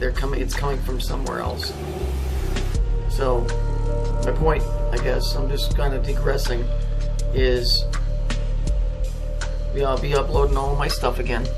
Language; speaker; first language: English; native; English